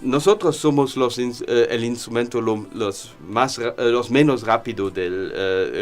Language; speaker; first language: Spanish; non-native, learner; German